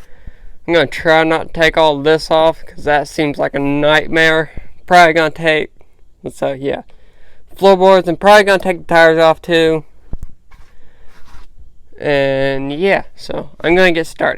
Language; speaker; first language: English; native; English